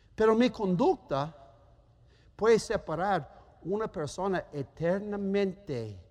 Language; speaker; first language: Spanish; non-native, fluent; German